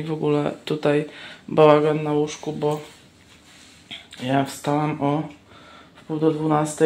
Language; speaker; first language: Polish; native; Polish